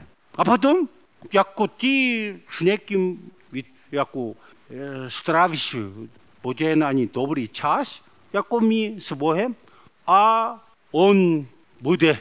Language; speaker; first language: Czech; non-native, learner; Korean